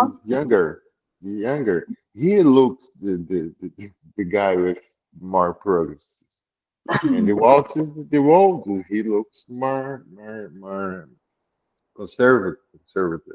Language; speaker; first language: English; non-native, learner; Portuguese